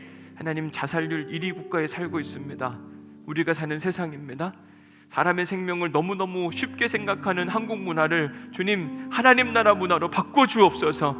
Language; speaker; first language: Korean; native; Korean